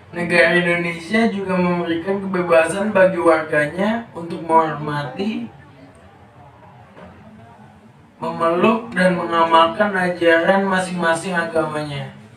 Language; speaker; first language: Indonesian; native; Indonesian